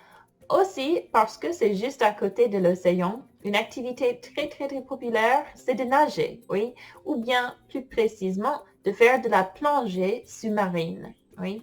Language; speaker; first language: French; non-native, fluent; English